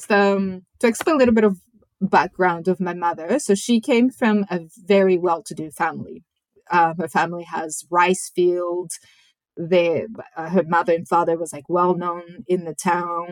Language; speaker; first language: English; non-native, fluent; Japanese